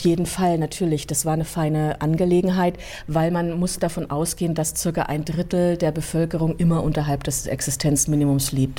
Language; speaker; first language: German; native; German